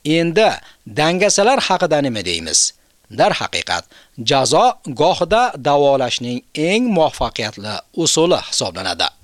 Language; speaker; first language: Uzbek; native; Uzbek